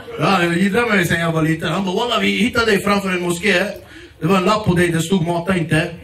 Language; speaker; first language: Swedish; early bilingual, other home language; Kurdish